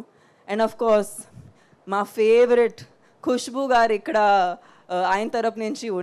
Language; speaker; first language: Telugu; non-native, local second language; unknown